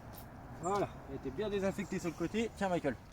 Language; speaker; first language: French; native; French